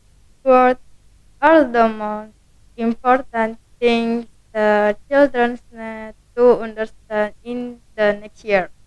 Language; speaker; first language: English; non-native, learner; Indonesian